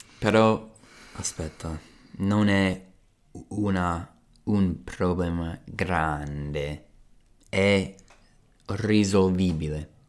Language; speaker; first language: Italian; non-native, fluent; English